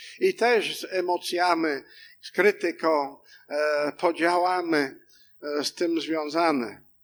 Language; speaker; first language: Polish; non-native, fluent; English